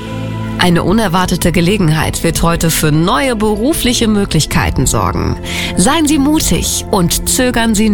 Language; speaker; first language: German; native; German